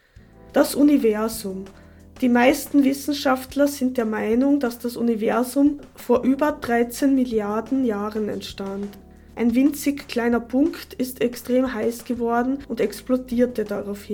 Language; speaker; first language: German; native; German